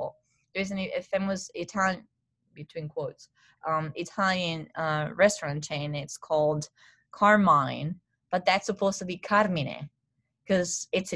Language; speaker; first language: English; non-native, fluent; Italian